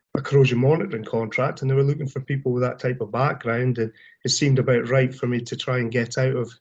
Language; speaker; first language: English; native; English